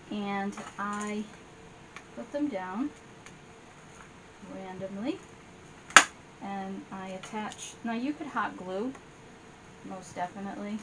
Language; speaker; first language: English; native; English